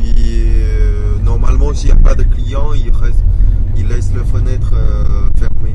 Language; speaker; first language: French; non-native, fluent; Chinese